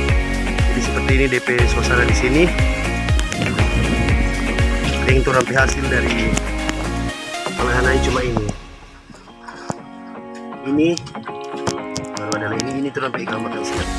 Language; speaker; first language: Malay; non-native, local second language; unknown